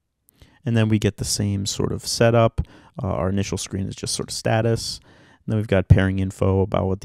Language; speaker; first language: English; native; English